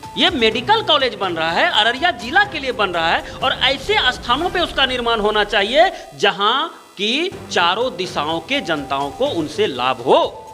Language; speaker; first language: Hindi; native; Hindi